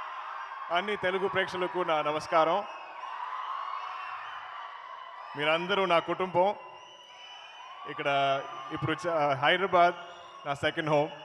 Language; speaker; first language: Telugu; non-native, learner; Malayalam